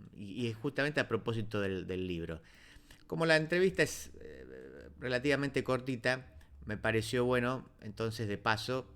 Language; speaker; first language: Spanish; native; Spanish